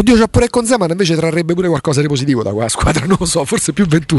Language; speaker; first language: Italian; native; Italian